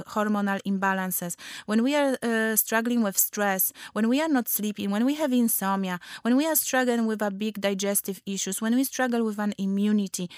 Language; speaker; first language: English; non-native, fluent; Polish